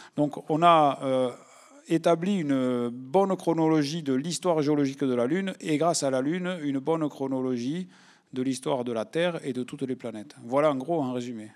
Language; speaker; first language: French; native; French